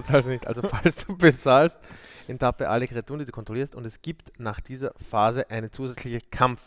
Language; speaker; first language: German; native; German